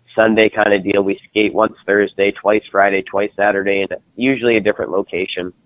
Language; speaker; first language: English; native; English